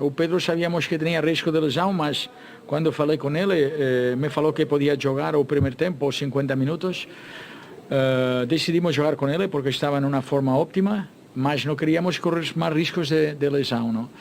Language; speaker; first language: Portuguese; non-native, fluent; Catalan